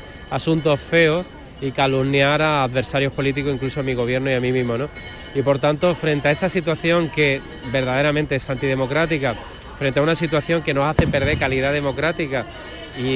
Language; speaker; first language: Spanish; native; Spanish